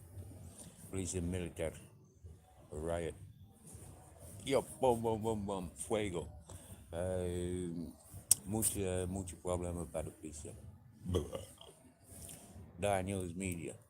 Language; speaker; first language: Spanish; non-native, learner; English